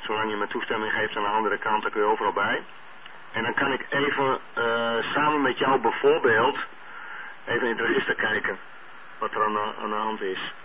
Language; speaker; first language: Dutch; native; Dutch